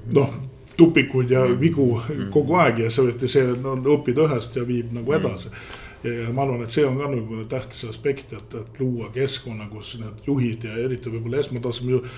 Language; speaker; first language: Estonian; early bilingual, heritage; Estonian